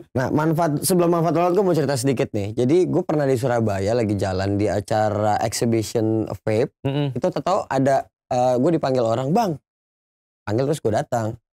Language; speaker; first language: Indonesian; native; Indonesian